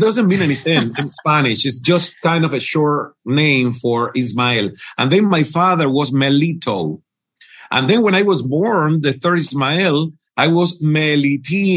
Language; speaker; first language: English; non-native, fluent; Spanish